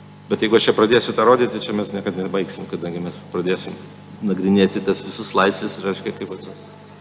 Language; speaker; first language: Lithuanian; native; Lithuanian